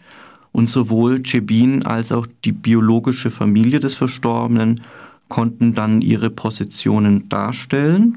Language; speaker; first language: German; native; German